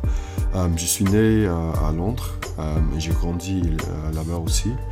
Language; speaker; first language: French; non-native, learner; English